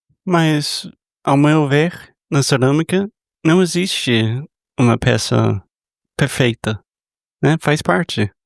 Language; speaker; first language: Portuguese; non-native, fluent; English